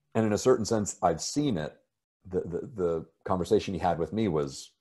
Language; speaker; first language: English; native; English